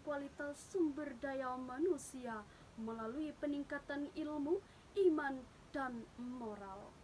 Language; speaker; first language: Indonesian; native; Indonesian